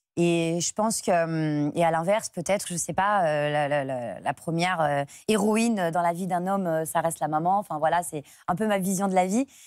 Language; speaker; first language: French; native; French